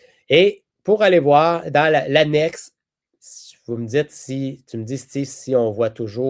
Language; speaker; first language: French; native; French